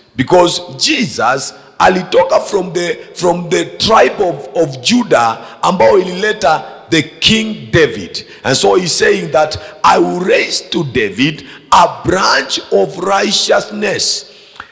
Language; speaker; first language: English; non-native, local second language; Swahili